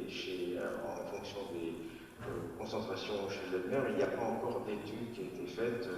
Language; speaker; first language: French; native; French